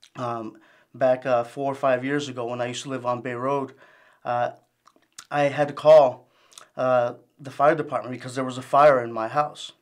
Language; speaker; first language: English; early bilingual, other home language; Spanish